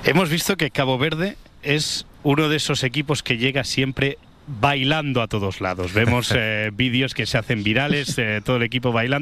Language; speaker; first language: Spanish; native; Spanish